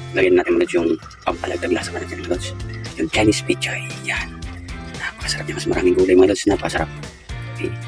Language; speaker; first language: Filipino; non-native, local second language; Bikol